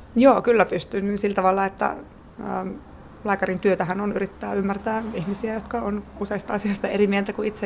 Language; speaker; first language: Finnish; native; Finnish